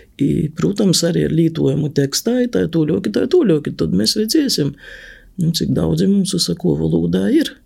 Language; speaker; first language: Latvian; native; Latvian